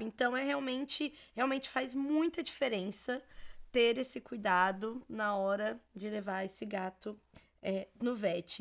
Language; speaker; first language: Portuguese; native; Portuguese